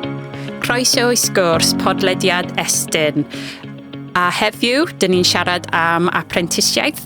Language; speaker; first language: Welsh; non-native, fluent; English